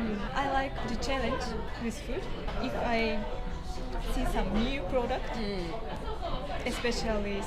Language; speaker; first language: English; non-native, learner; Russian